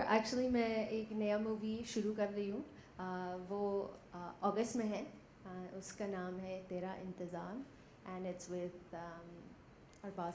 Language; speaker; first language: Hindi; non-native, learner; English